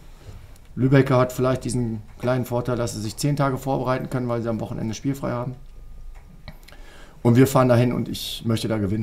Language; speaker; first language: German; native; German